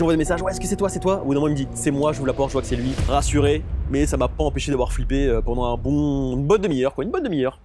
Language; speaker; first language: French; native; French